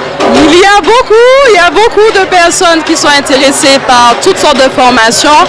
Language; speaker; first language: French; native; French